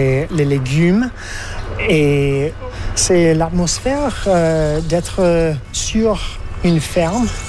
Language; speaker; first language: French; non-native, learner; English